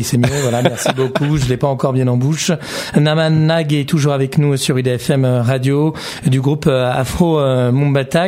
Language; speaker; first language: French; native; French